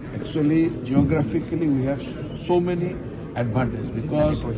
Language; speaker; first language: English; non-native, local second language; Assamese